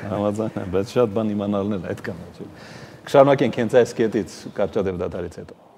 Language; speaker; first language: Armenian; native; Armenian